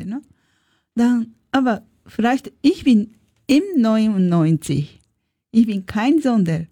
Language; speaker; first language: German; non-native, learner; Japanese